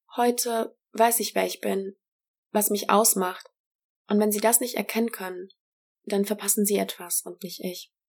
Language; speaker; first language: German; early bilingual, other home language; Polish